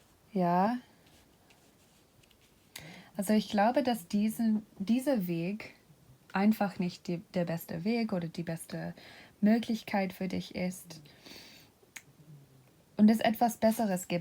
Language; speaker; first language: German; non-native, fluent; English